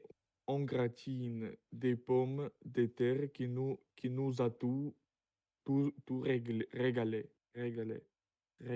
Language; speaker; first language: French; non-native, learner; Russian